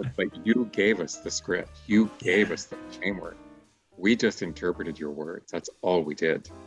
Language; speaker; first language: English; native; English